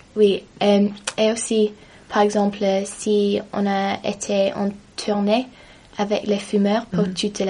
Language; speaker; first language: French; non-native, learner; English